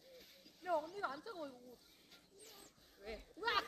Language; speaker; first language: Korean; native; Korean